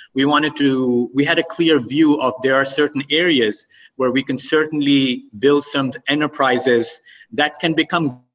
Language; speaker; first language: English; non-native, fluent; Arabic